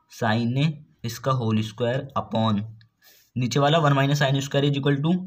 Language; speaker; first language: Hindi; native; Hindi